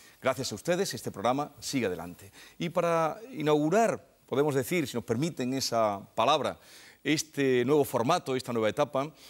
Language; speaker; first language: Spanish; native; Spanish